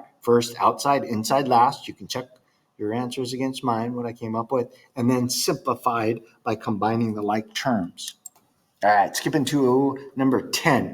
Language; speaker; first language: English; native; English